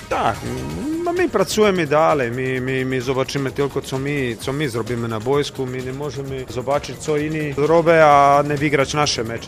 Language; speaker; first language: Polish; non-native, fluent; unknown